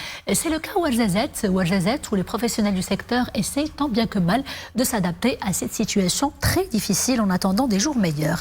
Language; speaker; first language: French; non-native, local second language; Arabic